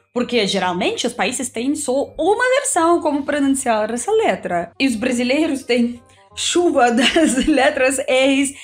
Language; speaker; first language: Portuguese; non-native, fluent; Russian